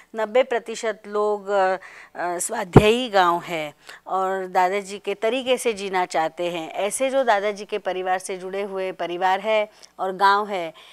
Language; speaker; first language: Hindi; non-native, local second language; Marathi